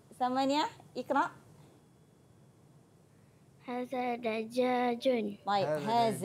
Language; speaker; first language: Arabic; non-native, learner; Malay